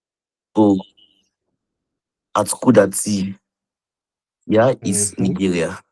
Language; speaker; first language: Russian; non-native, learner; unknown